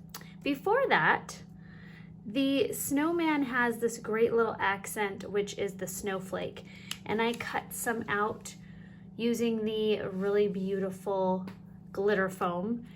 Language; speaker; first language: English; native; English